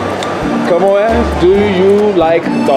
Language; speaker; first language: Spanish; non-native, learner; English